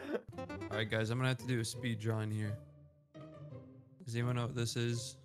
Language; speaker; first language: English; native; English